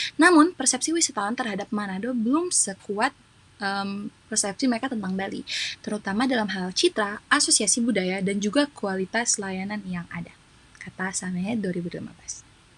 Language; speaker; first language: Indonesian; native; Indonesian